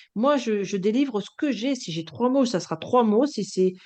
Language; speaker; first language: French; native; French